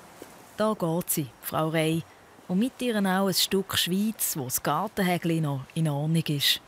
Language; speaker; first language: German; native; German